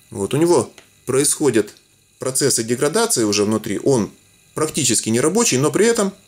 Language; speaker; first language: Russian; native; Russian